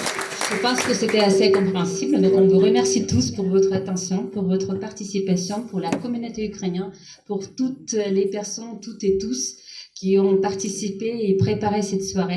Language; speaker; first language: French; non-native, fluent; Ukrainian